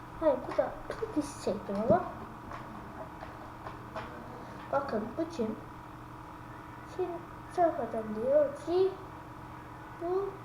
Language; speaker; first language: Turkish; non-native, learner; Azerbaijani